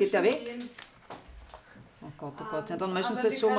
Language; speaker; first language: German; native; German